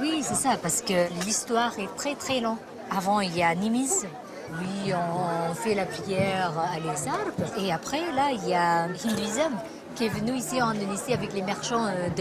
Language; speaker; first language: French; non-native, fluent; Indonesian